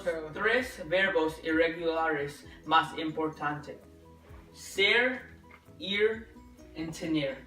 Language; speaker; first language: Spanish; non-native, learner; English